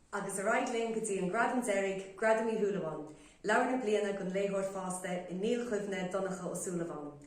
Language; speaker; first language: Irish; native; Irish